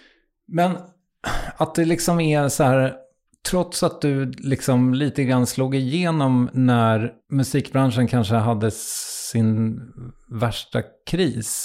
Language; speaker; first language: Swedish; native; Swedish